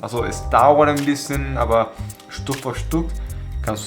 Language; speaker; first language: German; non-native, fluent; Spanish